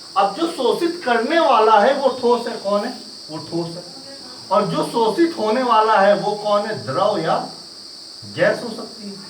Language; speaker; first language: Hindi; native; Hindi